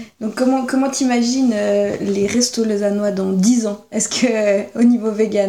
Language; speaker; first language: French; native; French